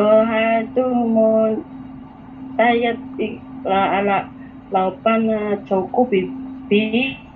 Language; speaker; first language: Cantonese; non-native, learner; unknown